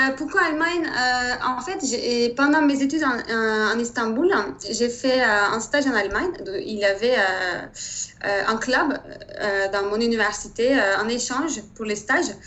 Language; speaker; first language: French; non-native, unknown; Turkish